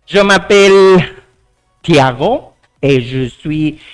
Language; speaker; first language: French; non-native, learner; Spanish